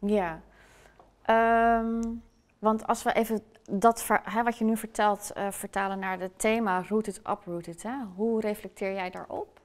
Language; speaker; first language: Dutch; native; Dutch